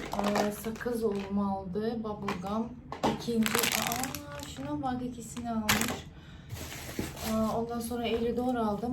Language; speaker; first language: Turkish; non-native, fluent; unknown